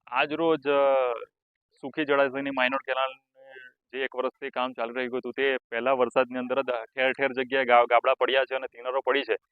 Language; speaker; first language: Gujarati; non-native, local second language; Rathawi